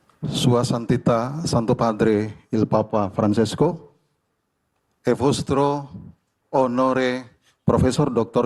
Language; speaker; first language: Italian; non-native, learner; Indonesian